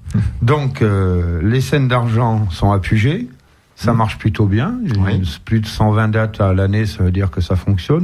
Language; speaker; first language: French; native; French